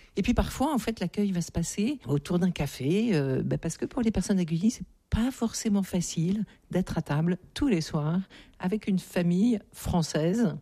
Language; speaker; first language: French; native; French